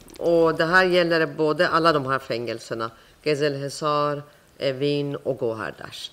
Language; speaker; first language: Swedish; non-native, fluent; Persian